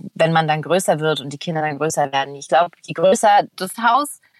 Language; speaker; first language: German; native; German